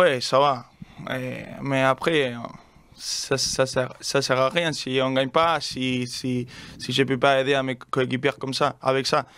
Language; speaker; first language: French; non-native, learner; Spanish